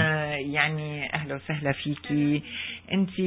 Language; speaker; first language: Arabic; native; Arabic